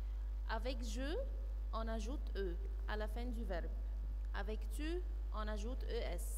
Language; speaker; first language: French; non-native, fluent; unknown